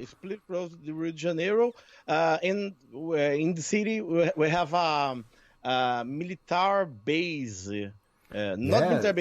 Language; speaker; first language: English; non-native, learner; Portuguese